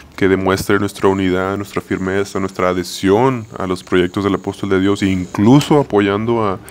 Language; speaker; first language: Spanish; native; Spanish